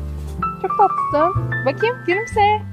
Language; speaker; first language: Turkish; non-native, fluent; Bosnian